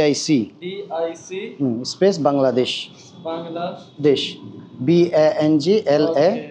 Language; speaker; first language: Hindi; non-native, learner; Bangla